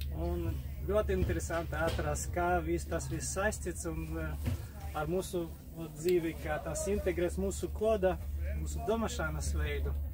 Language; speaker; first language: Latvian; non-native, local second language; Russian